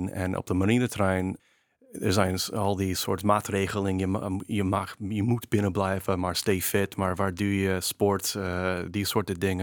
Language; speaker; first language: Dutch; non-native, fluent; English